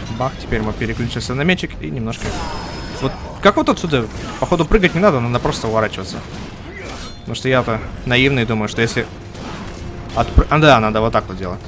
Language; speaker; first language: Russian; native; Russian